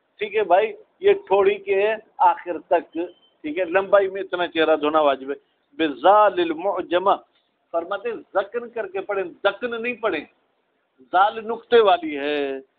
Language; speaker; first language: Urdu; non-native, local second language; Sindhi